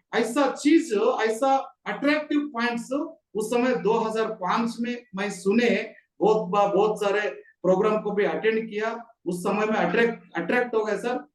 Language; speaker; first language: Hindi; non-native, local second language; Kannada